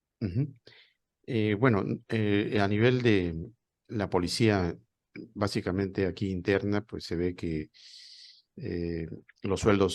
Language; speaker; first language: Spanish; native; Spanish